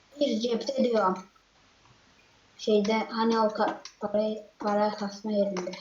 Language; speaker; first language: Turkish; native; Turkish